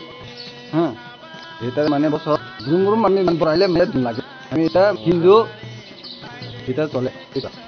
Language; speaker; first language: Bangla; non-native, local second language; Kok Borok